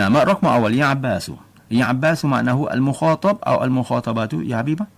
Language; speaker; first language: Arabic; non-native, fluent; Malay